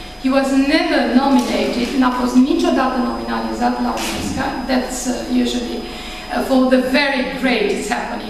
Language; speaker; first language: English; non-native, fluent; Romanian